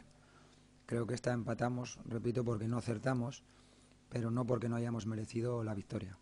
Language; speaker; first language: Spanish; native; Spanish